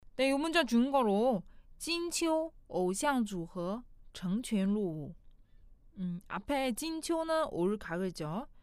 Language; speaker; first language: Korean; non-native, fluent; Chinese